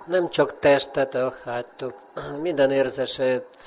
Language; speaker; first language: Hungarian; non-native, fluent; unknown